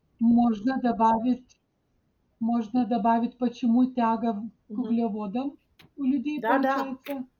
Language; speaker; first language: Russian; non-native, fluent; Lithuanian